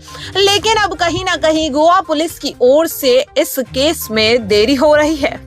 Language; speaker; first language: Hindi; native; Hindi